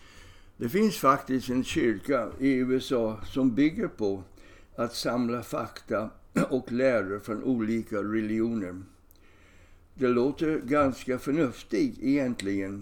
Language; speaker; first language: Swedish; non-native, fluent; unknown